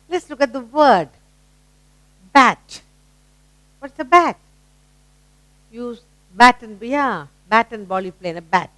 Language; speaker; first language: English; non-native, local second language; Tamil